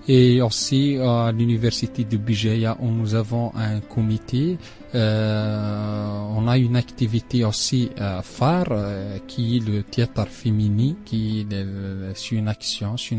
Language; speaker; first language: French; non-native, local second language; Arabic